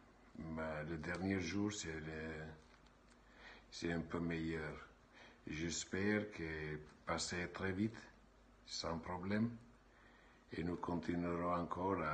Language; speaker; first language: French; non-native, learner; Albanian